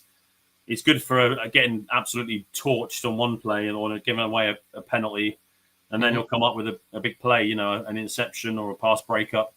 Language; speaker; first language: English; native; English